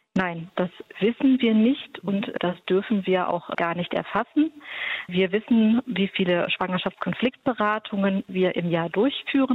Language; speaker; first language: German; native; German